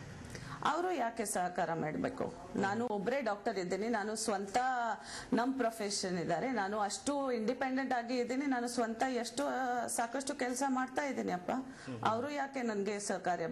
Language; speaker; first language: Kannada; non-native, learner; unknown